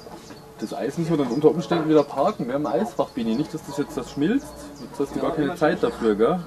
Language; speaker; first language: German; native; German